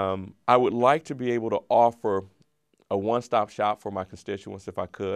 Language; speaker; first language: English; native; English